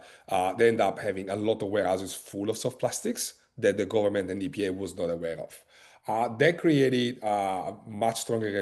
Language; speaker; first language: English; non-native, fluent; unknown